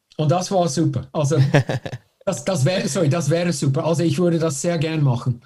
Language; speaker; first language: German; non-native, fluent; English